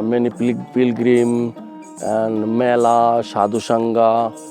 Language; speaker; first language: English; non-native, learner; Bangla